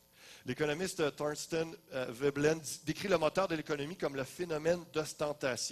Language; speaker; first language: French; native; French